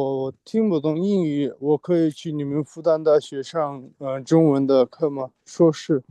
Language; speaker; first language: Chinese; non-native, fluent; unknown